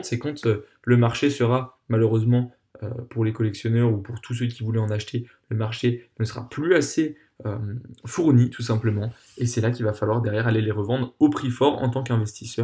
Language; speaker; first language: French; native; French